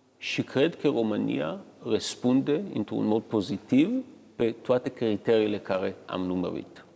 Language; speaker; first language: Romanian; early bilingual, heritage; Hebrew